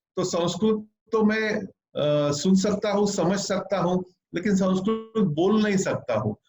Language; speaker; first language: Hindi; non-native, local second language; Marathi